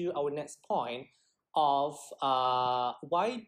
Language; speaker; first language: English; non-native, local second language; Malay